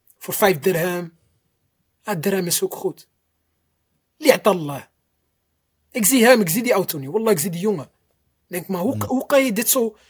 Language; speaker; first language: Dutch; early bilingual, other home language; Arabic